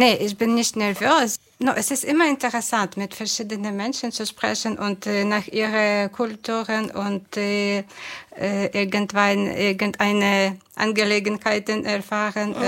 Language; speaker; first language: German; non-native, fluent; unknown